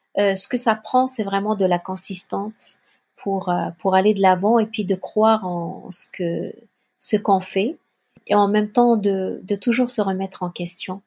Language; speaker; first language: French; non-native, local second language; Kabyle